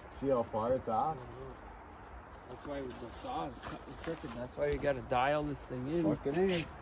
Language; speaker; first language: English; native; English